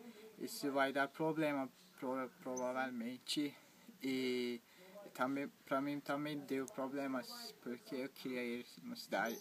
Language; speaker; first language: Portuguese; non-native, learner; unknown